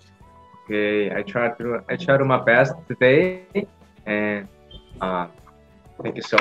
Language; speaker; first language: English; non-native, learner; Korean